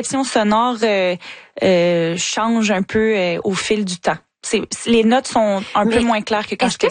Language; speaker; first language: French; native; French